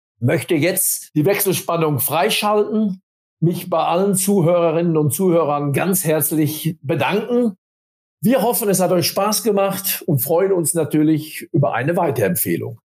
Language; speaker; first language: German; native; German